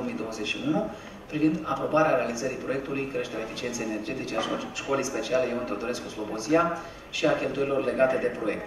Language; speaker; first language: Romanian; native; Romanian